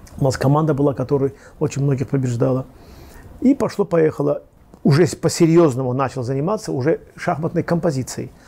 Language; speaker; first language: Russian; non-native, local second language; Azerbaijani